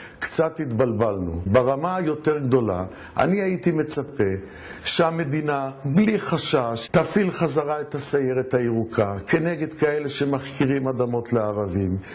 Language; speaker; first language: Hebrew; native; Hebrew